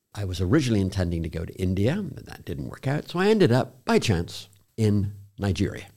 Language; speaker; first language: English; native; English